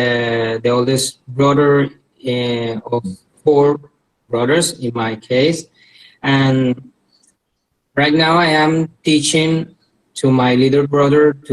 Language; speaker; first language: English; non-native, learner; Spanish